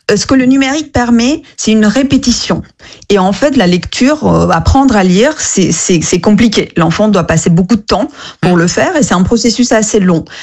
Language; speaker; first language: French; non-native, fluent; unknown